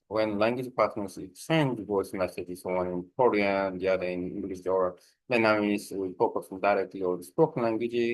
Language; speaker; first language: English; non-native, learner; Korean